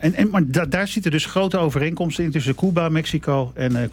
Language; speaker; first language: Dutch; native; Dutch